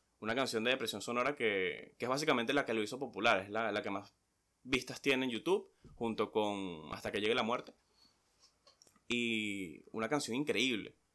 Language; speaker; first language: Spanish; native; Spanish